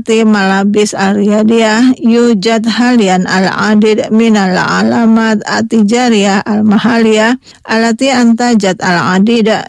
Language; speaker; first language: Arabic; non-native, fluent; Indonesian